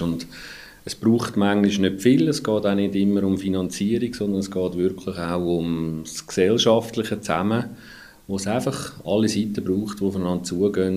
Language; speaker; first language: German; native; German